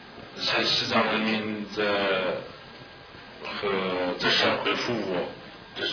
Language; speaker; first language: Chinese; non-native, local second language; Tibetan